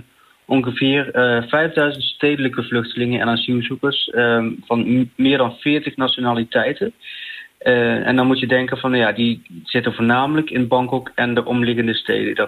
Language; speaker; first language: Dutch; native; Dutch